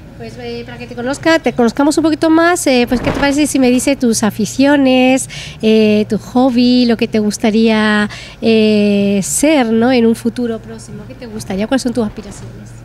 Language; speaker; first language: Spanish; native; Spanish